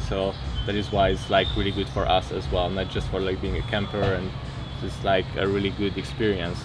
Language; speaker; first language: English; non-native, fluent; Hungarian